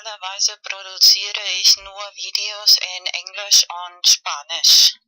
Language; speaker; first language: German; non-native, fluent; Spanish